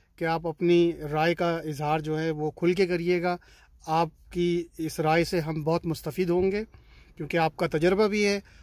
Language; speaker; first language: Urdu; native; Urdu